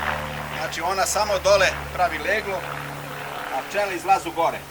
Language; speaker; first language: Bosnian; early bilingual, heritage; Serbian